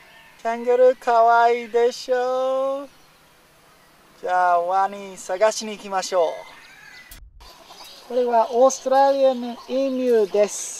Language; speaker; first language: Japanese; non-native, learner; English